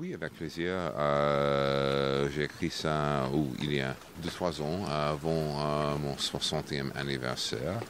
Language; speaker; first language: French; non-native, fluent; English